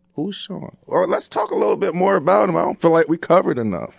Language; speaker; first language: English; native; English